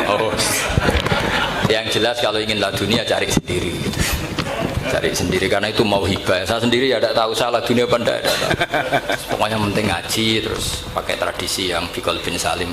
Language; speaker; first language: Indonesian; non-native, local second language; Javanese